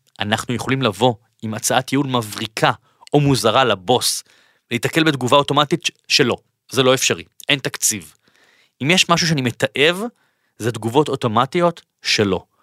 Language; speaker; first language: Hebrew; native; Hebrew